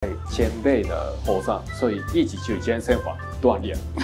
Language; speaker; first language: Chinese; non-native, fluent; Japanese